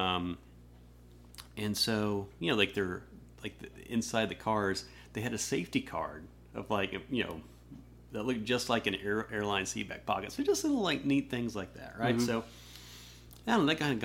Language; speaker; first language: English; native; English